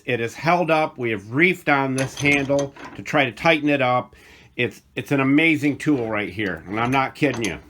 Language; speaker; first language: English; native; English